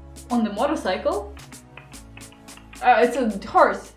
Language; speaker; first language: English; non-native, fluent; Russian